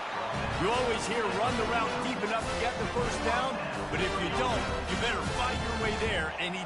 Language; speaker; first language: English; native; English